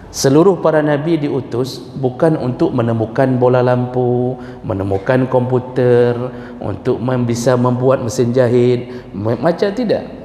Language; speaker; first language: Malay; non-native, local second language; Achinese